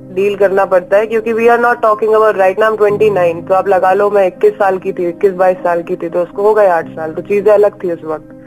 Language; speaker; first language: Hindi; native; Hindi